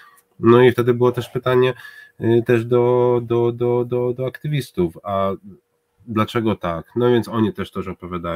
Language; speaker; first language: Polish; non-native, fluent; Hebrew